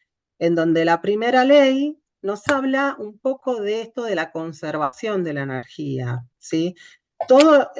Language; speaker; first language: Spanish; native; Spanish